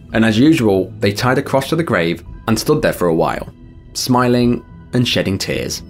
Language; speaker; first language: English; native; English